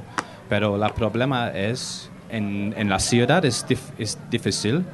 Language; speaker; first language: Spanish; non-native, learner; English